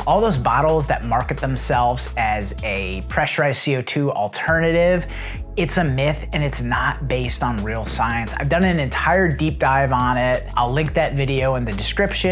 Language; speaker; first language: English; native; English